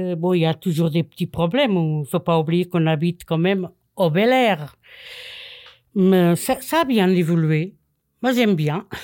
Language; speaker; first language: French; non-native, fluent; Portuguese